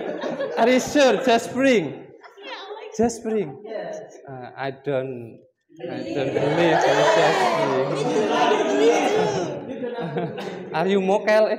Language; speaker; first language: English; non-native, learner; Indonesian